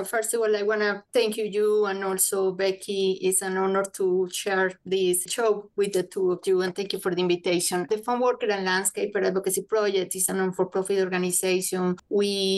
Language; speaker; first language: English; non-native, fluent; Spanish